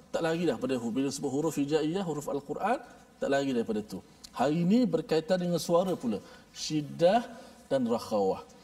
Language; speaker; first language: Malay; native; Malay